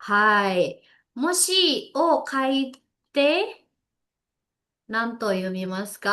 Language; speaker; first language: Japanese; non-native, learner; Indonesian